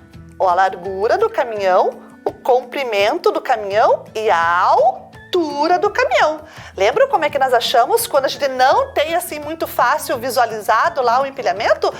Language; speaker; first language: Portuguese; native; Portuguese